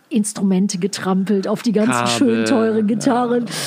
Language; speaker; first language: German; native; German